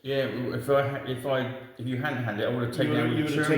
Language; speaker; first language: English; native; English